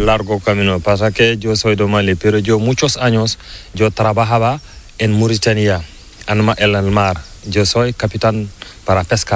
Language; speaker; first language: Spanish; non-native, learner; Fula